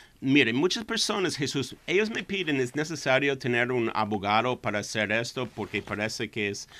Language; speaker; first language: Spanish; non-native, fluent; English